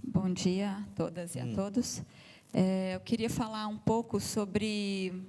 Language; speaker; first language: Portuguese; non-native, local second language; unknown